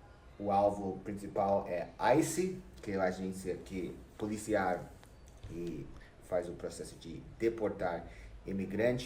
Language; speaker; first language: Portuguese; non-native, fluent; English